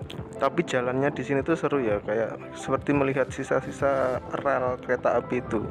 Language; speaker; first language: Indonesian; non-native, local second language; Javanese